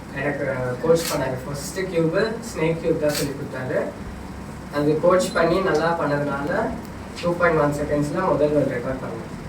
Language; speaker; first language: Tamil; native; Tamil